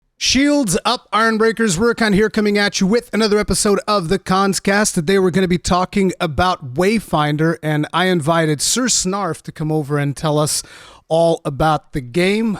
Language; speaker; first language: English; native; English